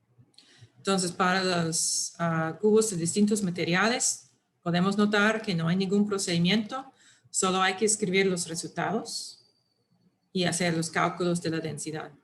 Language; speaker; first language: Spanish; non-native, fluent; English